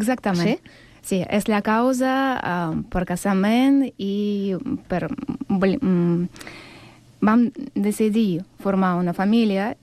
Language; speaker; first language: Catalan; non-native, fluent; Ukrainian